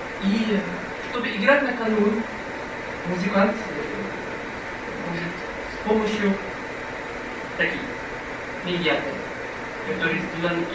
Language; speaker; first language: Russian; non-native, fluent; Arabic